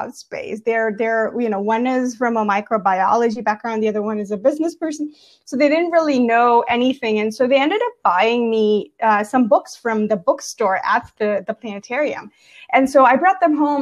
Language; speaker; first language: English; non-native, local second language; Gujarati